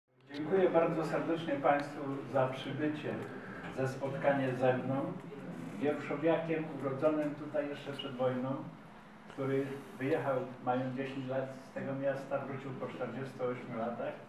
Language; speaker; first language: Polish; native; Polish